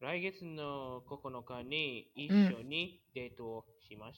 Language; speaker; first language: Japanese; non-native, learner; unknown